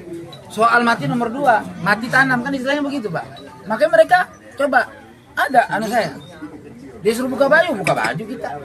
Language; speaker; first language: Indonesian; native; Indonesian